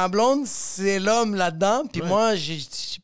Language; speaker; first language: French; native; French